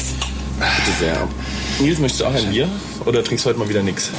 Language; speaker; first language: German; native; German